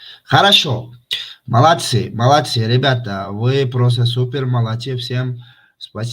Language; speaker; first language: Russian; non-native, fluent; Tajik